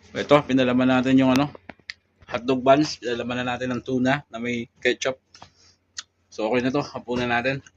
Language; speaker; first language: Filipino; native; Filipino